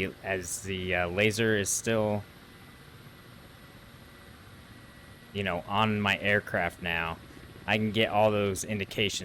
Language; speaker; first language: English; native; English